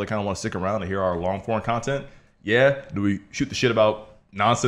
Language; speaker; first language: English; native; English